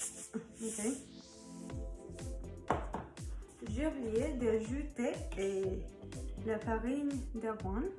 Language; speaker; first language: French; non-native, learner; Spanish